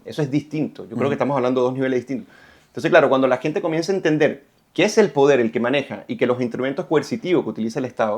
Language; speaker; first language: Spanish; native; Spanish